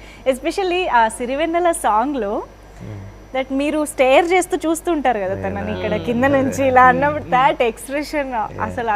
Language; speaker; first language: Telugu; native; Telugu